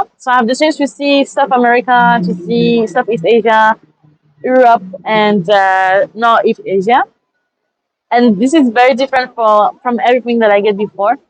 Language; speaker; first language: English; non-native, fluent; French